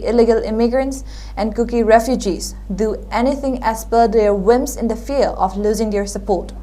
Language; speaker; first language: English; non-native, local second language; Manipuri